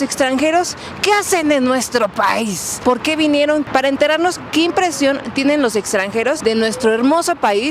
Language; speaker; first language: Spanish; native; Spanish